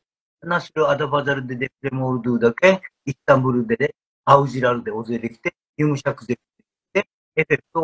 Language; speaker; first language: Turkish; non-native, learner; Japanese